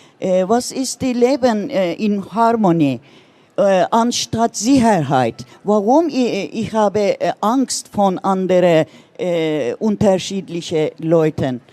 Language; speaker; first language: German; non-native, learner; Turkish